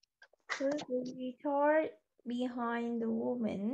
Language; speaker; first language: English; non-native, fluent; Vietnamese